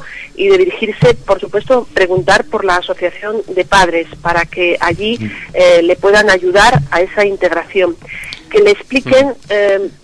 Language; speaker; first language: Spanish; native; Spanish